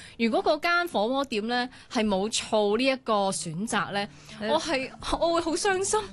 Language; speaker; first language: Cantonese; native; Cantonese